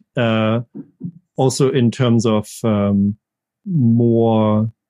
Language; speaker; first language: English; non-native, fluent; German